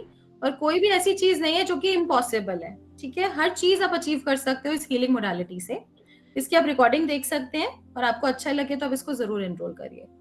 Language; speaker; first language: Hindi; native; Hindi